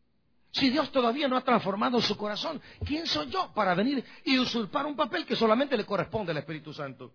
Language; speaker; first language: Spanish; native; Spanish